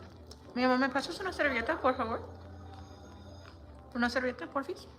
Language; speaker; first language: Spanish; non-native, learner; English